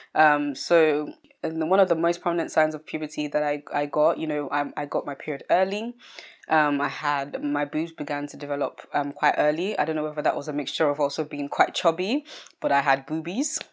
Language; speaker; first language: English; early bilingual, other home language; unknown